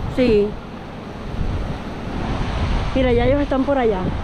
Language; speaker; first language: Spanish; native; Spanish